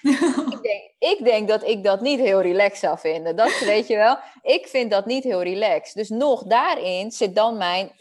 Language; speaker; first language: Dutch; early bilingual, other home language; Spanish